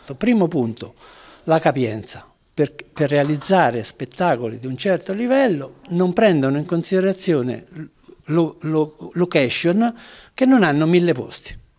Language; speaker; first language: Italian; native; Italian